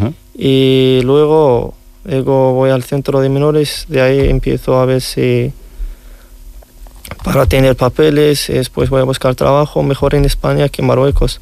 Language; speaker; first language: Spanish; non-native, learner; Riffian